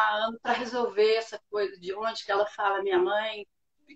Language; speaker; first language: Portuguese; native; Portuguese